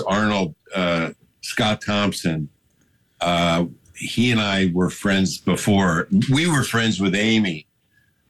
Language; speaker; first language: English; native; English